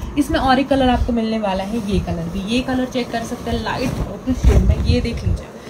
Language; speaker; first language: Hindi; non-native, local second language; Kashmiri